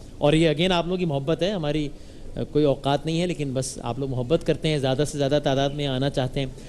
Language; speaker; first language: Urdu; native; Urdu